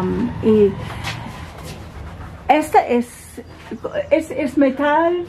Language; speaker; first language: Spanish; non-native, learner; English